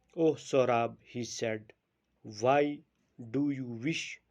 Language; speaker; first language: English; non-native, local second language; Urdu